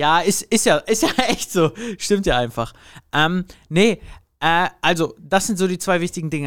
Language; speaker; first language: German; native; German